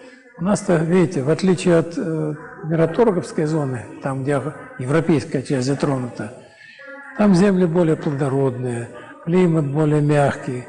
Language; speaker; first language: Russian; native; Russian